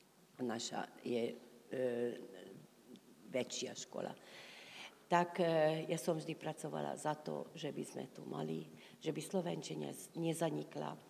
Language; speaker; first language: Slovak; non-native, local second language; Hungarian